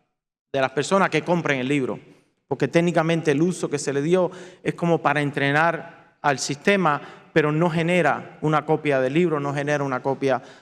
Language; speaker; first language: Spanish; native; Spanish